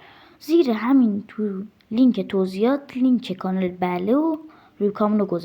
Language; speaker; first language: Persian; native; Persian